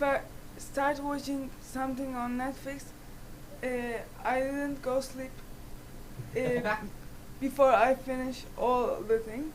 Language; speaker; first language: English; non-native, learner; Turkish